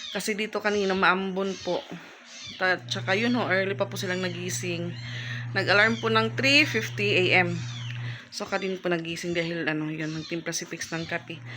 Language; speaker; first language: Filipino; non-native, local second language; Waray